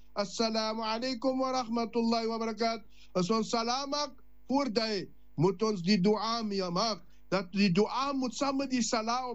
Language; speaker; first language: Dutch; non-native, learner; Afrikaans